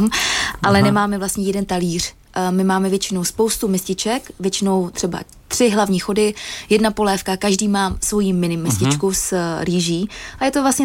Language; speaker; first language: Czech; native; Czech